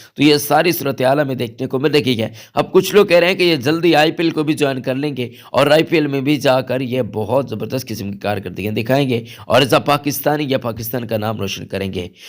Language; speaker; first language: Urdu; native; Urdu